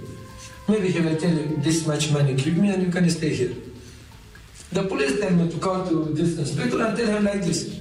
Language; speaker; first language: English; non-native, learner; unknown